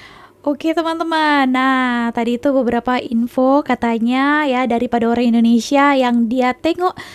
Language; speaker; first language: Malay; non-native, local second language; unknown